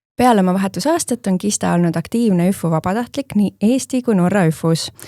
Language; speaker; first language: Estonian; native; Estonian